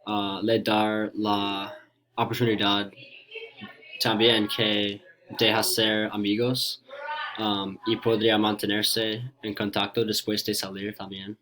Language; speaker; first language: Spanish; non-native, learner; English